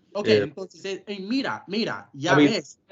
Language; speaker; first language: Spanish; non-native, fluent; English